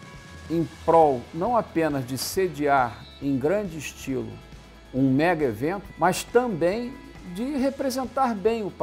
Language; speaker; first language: Portuguese; native; Portuguese